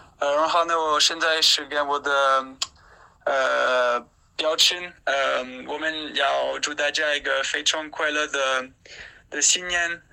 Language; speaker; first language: Chinese; non-native, learner; French